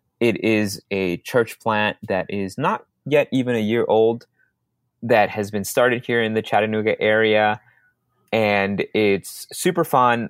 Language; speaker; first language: English; early bilingual, other home language; Spanish